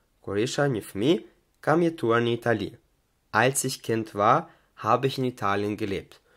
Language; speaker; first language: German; non-native, fluent; Albanian